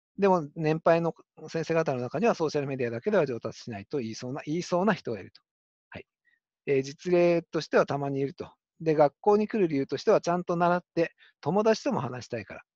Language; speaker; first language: Japanese; native; Japanese